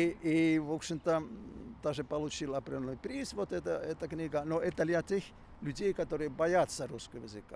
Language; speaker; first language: Russian; non-native, fluent; Finnish